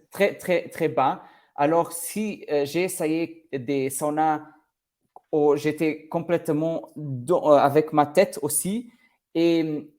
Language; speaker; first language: French; non-native, learner; Portuguese